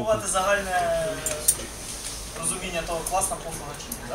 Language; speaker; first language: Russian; non-native, local second language; Ukrainian